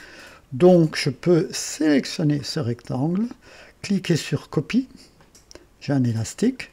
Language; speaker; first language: French; native; French